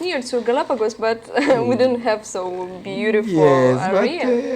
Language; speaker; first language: English; non-native, learner; Russian